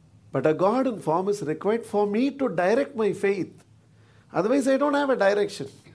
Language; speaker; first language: English; non-native, local second language; Tamil